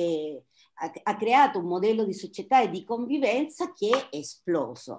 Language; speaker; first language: Italian; non-native, fluent; Spanish